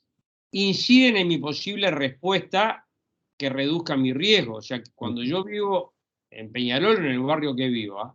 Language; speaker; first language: Spanish; native; Spanish